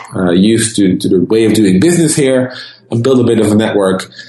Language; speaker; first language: English; non-native, fluent; Dutch